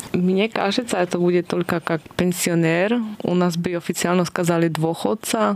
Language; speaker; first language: Russian; non-native, fluent; Slovak